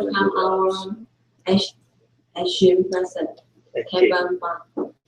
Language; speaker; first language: English; non-native, fluent; Chinese